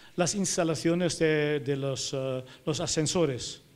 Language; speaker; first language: Spanish; non-native, fluent; German